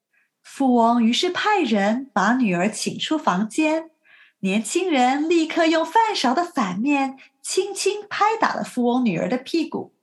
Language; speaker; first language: Chinese; native; Chinese